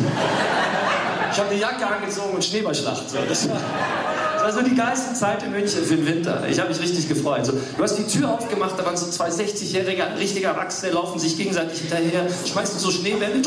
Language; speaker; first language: German; early bilingual, other home language; English